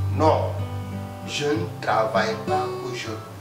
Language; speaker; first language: French; non-native, fluent; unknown